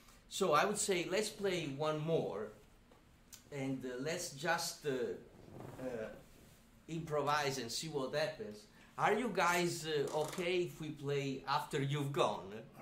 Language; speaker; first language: English; non-native, fluent; Italian